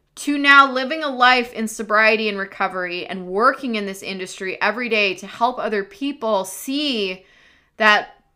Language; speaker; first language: English; native; English